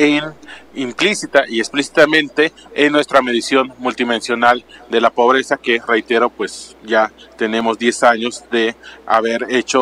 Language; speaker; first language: Spanish; native; Spanish